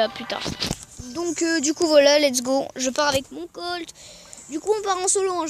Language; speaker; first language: French; native; French